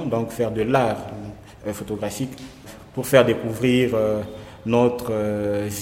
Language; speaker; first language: French; non-native, local second language; Swahili